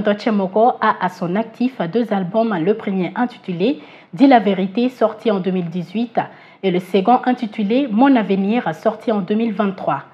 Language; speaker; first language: French; non-native, local second language; Bambara